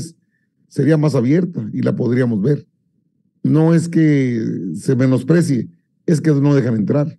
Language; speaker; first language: Spanish; native; Spanish